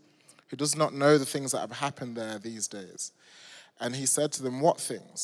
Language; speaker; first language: English; native; English